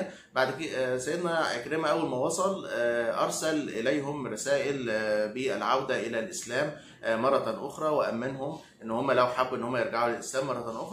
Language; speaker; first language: Arabic; native; Arabic